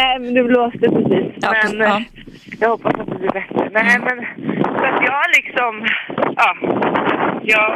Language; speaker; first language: Swedish; native; Swedish